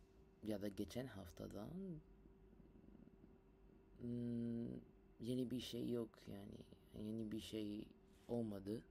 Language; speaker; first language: Turkish; non-native, learner; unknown